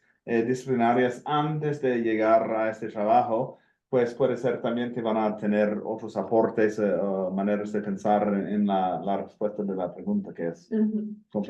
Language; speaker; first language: Spanish; non-native, fluent; English